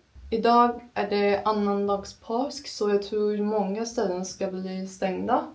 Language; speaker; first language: Swedish; non-native, learner; Turkish